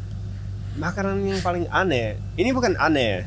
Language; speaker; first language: Indonesian; non-native, fluent; Japanese